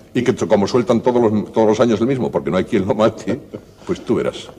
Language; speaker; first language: Spanish; native; Spanish